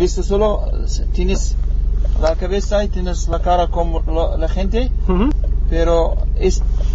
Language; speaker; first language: Spanish; non-native, learner; Arabic